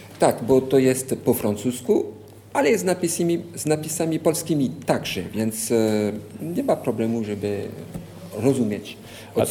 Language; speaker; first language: Polish; non-native, fluent; French